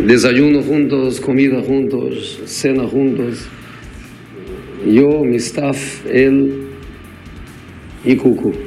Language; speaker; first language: Spanish; non-native, fluent; Portuguese